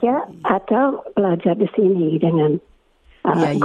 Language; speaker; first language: Indonesian; non-native, fluent; English